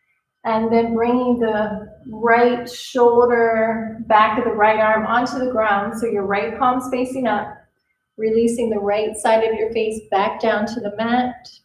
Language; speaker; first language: English; native; English